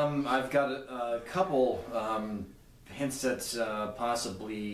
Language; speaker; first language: English; native; English